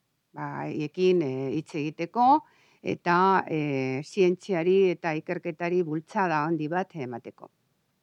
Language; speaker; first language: Basque; non-native, local second language; Spanish